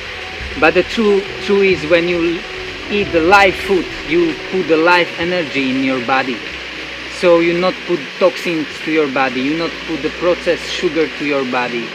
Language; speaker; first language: English; non-native, fluent; Slovak